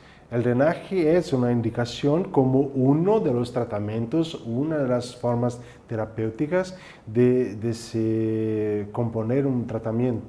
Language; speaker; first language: Spanish; non-native, fluent; Portuguese